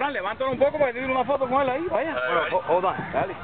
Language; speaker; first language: Spanish; native; Spanish